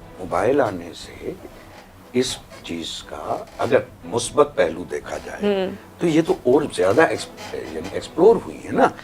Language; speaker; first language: Urdu; non-native, local second language; Sindhi